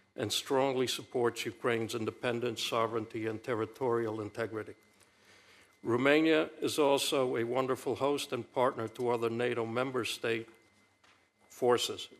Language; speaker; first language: English; early bilingual, other home language; Romanian